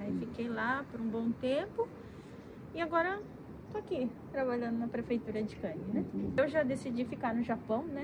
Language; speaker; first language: Portuguese; early bilingual, heritage; Portuguese